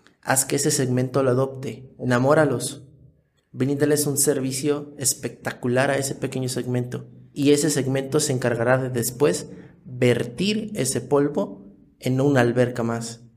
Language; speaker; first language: Spanish; native; Spanish